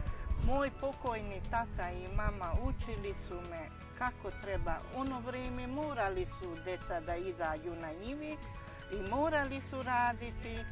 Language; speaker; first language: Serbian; non-native, local second language; Hungarian